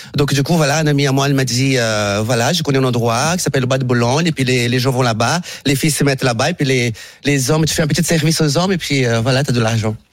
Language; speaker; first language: French; non-native, fluent; Portuguese